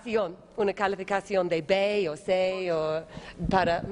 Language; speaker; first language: Spanish; non-native, fluent; English